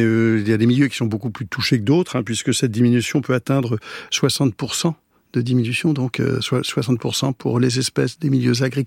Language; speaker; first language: French; native; French